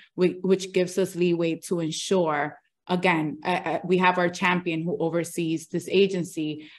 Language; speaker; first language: English; early bilingual, other home language; Spanish